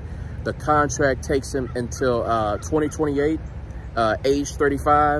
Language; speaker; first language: English; native; English